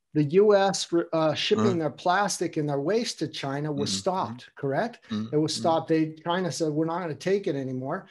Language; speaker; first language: English; native; English